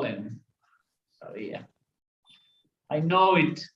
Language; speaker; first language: English; non-native, learner; Spanish